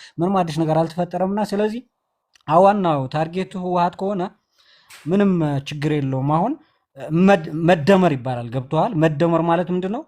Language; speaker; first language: Amharic; non-native, local second language; Tigrinya